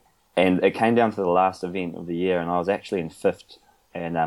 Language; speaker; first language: English; native; English